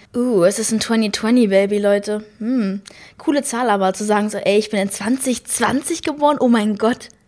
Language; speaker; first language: German; native; German